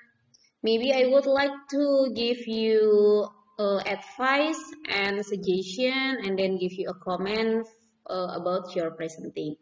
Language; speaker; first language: English; non-native, learner; Indonesian